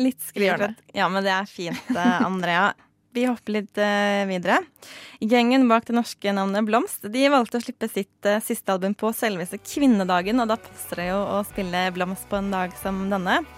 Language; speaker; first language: Norwegian; native; Norwegian